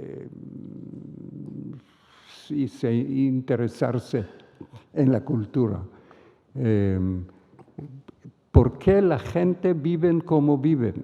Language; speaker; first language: Spanish; non-native, fluent; Hebrew